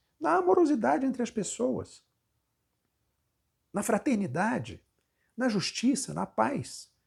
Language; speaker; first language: Portuguese; native; Portuguese